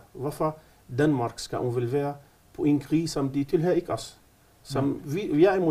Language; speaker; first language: Danish; non-native, fluent; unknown